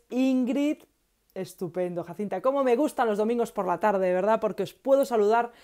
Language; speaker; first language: Spanish; native; Spanish